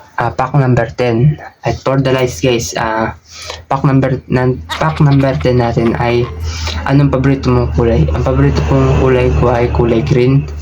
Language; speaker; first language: Filipino; native; Filipino